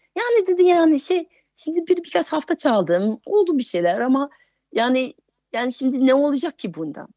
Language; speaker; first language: Turkish; non-native, fluent; French